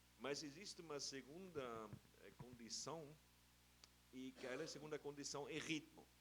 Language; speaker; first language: Portuguese; non-native, fluent; German